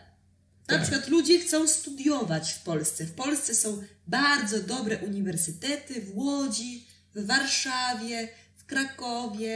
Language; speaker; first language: Polish; native; Polish